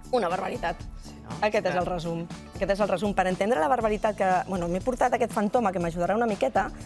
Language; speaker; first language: Catalan; native; Catalan